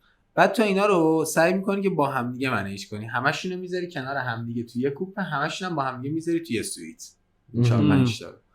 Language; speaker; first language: Persian; native; Persian